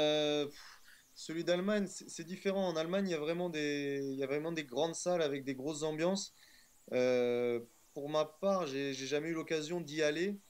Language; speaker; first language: French; native; French